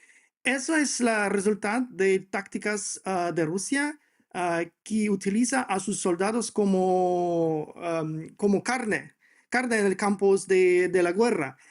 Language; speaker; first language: Spanish; non-native, fluent; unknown